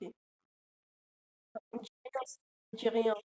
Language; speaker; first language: French; native; French